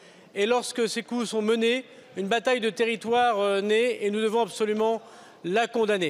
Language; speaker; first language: French; native; French